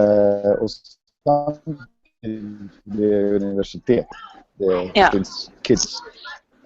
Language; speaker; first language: Swedish; non-native, fluent; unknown